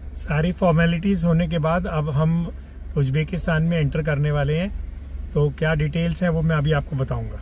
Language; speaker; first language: Hindi; native; Hindi